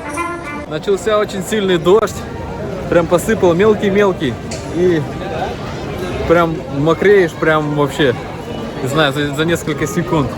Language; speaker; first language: Russian; native; Russian